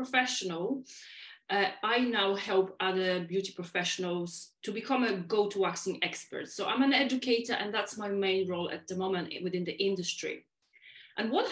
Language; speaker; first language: English; non-native, fluent; Polish